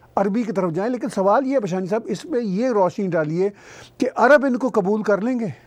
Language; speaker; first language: Urdu; non-native, local second language; Punjabi